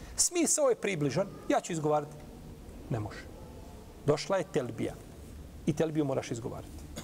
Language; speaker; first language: Bosnian; native; Bosnian